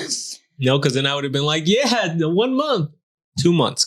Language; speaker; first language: English; native; English